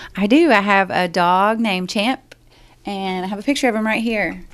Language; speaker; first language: English; native; English